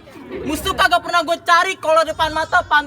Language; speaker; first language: Indonesian; native; Indonesian